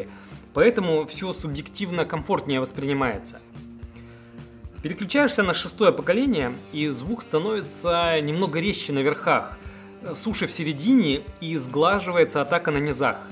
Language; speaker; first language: Russian; native; Russian